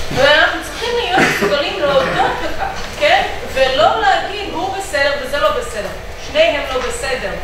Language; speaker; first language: Hebrew; non-native, fluent; English